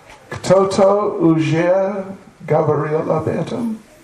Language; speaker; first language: Russian; non-native, learner; English